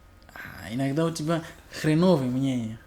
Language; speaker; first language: Russian; non-native, fluent; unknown